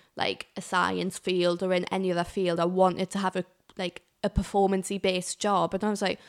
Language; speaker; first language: English; native; English